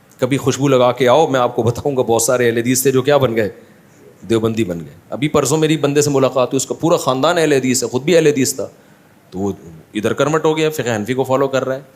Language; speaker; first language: Urdu; native; Urdu